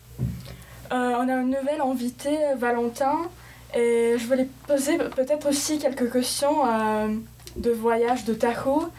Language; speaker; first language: French; non-native, fluent; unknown